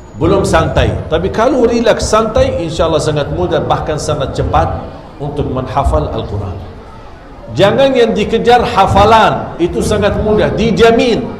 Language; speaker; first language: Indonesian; non-native, fluent; Arabic